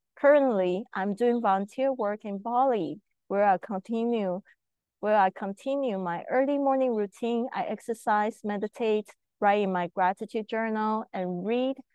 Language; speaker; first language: English; non-native, fluent; Chinese